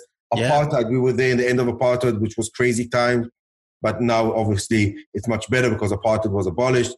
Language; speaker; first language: English; early bilingual, other home language; Hebrew